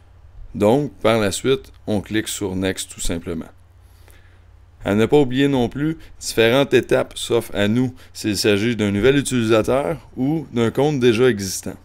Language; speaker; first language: French; native; French